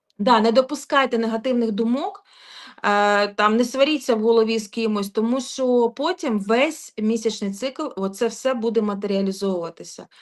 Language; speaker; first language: Ukrainian; native; Ukrainian